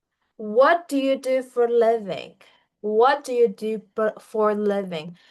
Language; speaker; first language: English; non-native, fluent; Indonesian